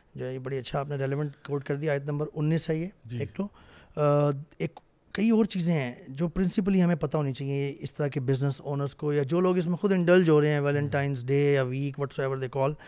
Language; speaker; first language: Urdu; native; Urdu